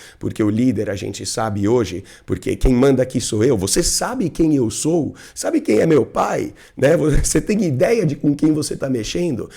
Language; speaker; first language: Portuguese; non-native, fluent; English